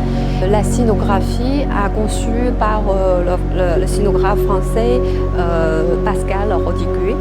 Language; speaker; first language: French; non-native, fluent; Chinese